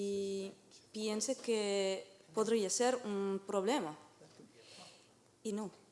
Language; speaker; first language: Spanish; non-native, learner; French